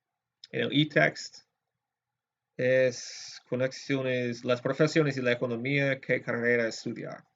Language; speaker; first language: Spanish; non-native, fluent; English